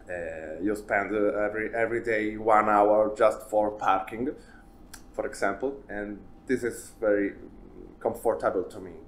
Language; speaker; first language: English; non-native, learner; Italian